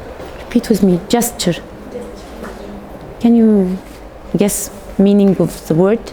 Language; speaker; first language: English; non-native, fluent; Arabic